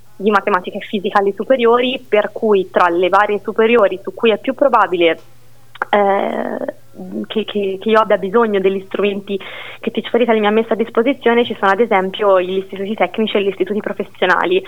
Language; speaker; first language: Italian; native; Italian